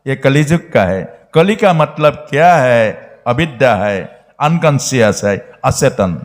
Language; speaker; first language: Hindi; non-native, local second language; Bangla